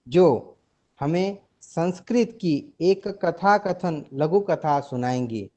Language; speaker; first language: Hindi; non-native, local second language; Gujarati